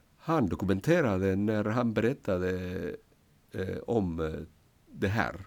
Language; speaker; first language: Swedish; non-native, fluent; Spanish